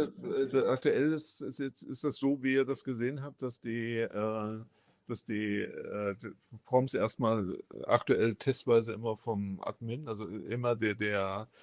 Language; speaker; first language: German; native; German